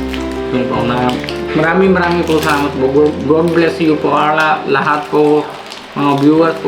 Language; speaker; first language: Filipino; non-native, learner; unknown